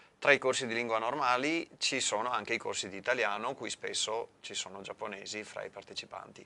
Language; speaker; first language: Italian; native; Italian